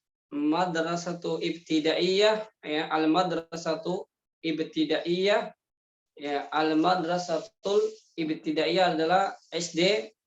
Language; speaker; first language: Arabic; non-native, fluent; Indonesian